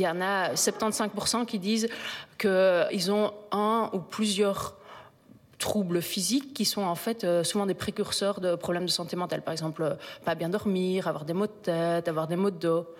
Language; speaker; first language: French; native; French